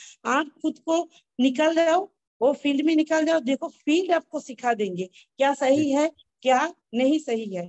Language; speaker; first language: Hindi; non-native, local second language; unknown